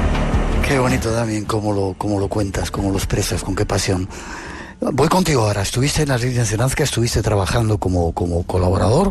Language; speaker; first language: Spanish; native; Spanish